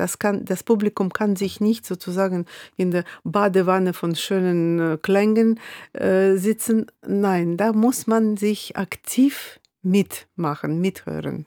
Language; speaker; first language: German; non-native, fluent; Russian